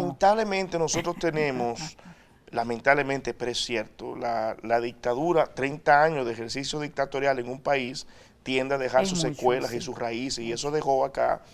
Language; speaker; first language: Spanish; native; Spanish